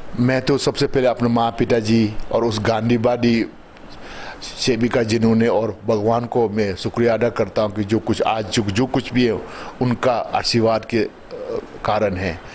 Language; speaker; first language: Hindi; non-native, local second language; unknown